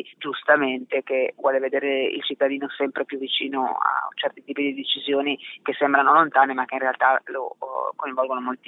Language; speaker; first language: Italian; native; Italian